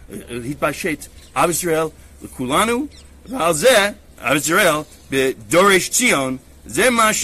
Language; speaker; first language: Hebrew; non-native, learner; English